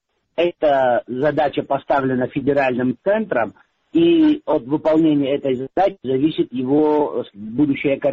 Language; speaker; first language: Russian; non-native, local second language; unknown